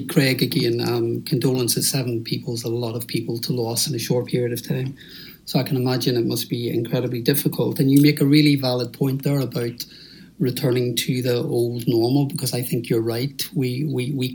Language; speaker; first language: English; native; English